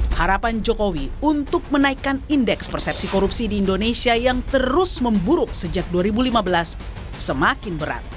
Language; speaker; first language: Indonesian; native; Indonesian